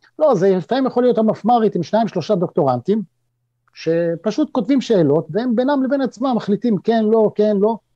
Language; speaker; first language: Hebrew; native; Hebrew